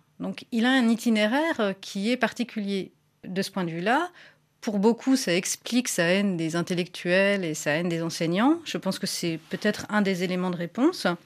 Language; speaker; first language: French; native; French